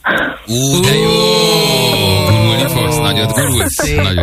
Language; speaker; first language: Hungarian; native; Hungarian